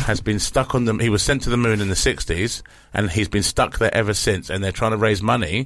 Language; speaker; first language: English; native; English